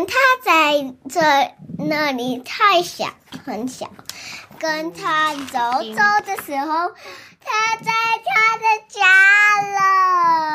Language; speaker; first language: Chinese; early bilingual, heritage; Chinese